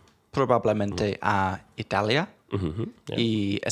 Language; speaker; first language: Spanish; non-native, learner; English